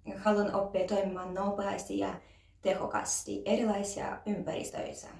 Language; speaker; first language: Finnish; non-native, learner; Ukrainian